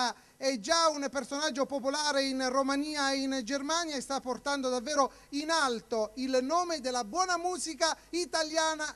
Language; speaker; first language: Italian; native; Italian